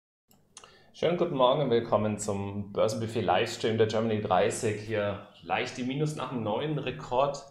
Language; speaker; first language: German; native; German